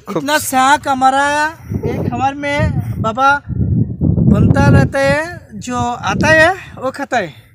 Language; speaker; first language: Hindi; non-native, learner; Bangla